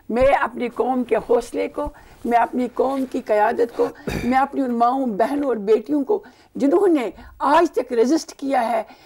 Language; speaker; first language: Urdu; non-native, local second language; Kashmiri